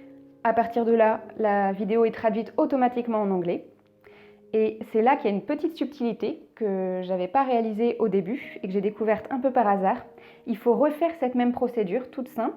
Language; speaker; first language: French; native; French